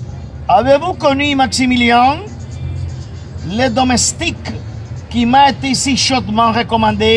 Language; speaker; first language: French; non-native, fluent; Spanish